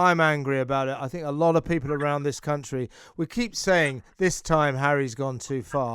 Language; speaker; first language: English; native; English